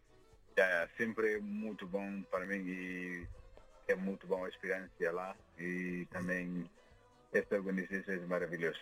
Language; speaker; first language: Portuguese; non-native, learner; Mandingo